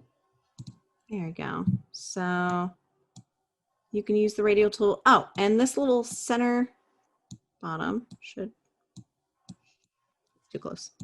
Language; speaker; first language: English; native; English